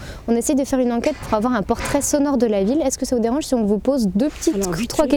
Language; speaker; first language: French; native; French